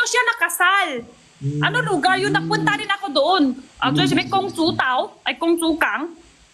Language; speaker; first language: Filipino; non-native, learner; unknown